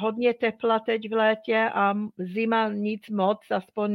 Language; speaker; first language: Czech; non-native, fluent; English